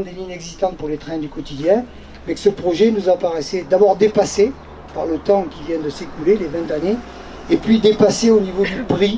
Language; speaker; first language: French; native; French